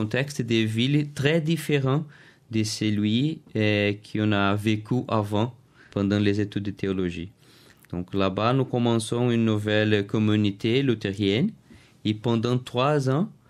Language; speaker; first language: French; non-native, learner; Portuguese